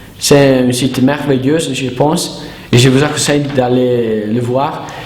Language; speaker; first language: French; non-native, learner; Italian